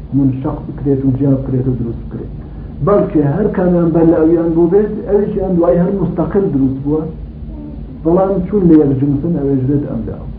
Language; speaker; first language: Central Kurdish; native; Central Kurdish